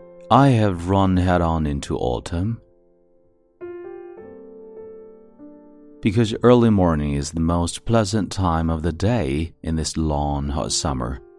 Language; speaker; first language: English; non-native, fluent; Chinese